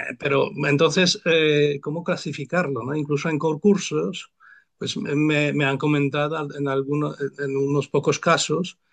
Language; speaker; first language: Spanish; non-native, fluent; Polish